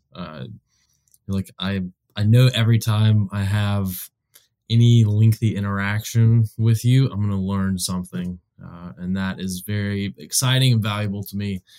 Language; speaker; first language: English; native; English